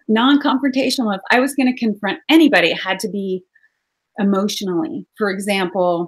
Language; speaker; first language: English; native; English